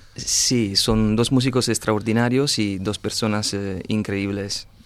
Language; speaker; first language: Spanish; non-native, fluent; Italian